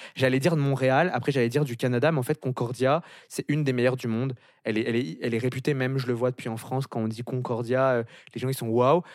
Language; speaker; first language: French; native; French